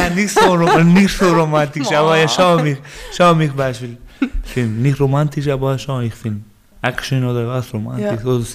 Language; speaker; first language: German; non-native, learner; Baluchi